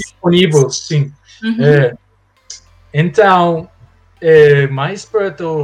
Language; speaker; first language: Portuguese; non-native, learner; English